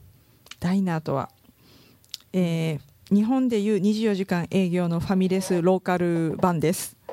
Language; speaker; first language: Japanese; native; Japanese